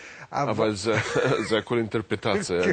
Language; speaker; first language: Hebrew; non-native, fluent; Russian